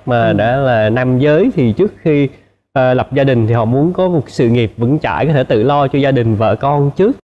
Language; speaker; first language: Vietnamese; native; Vietnamese